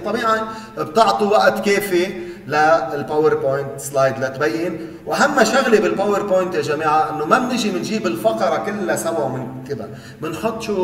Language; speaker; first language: Arabic; native; Arabic